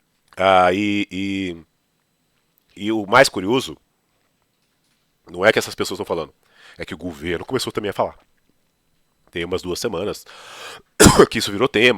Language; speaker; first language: Portuguese; native; Portuguese